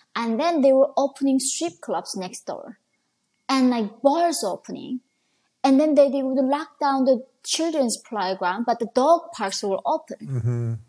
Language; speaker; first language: English; non-native, fluent; Korean